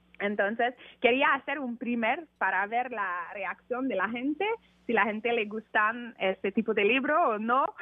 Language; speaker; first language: Spanish; non-native, learner; French